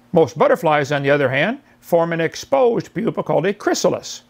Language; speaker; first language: English; native; English